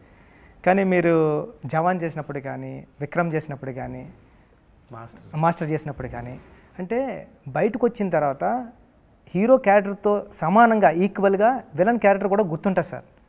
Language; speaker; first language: Telugu; native; Telugu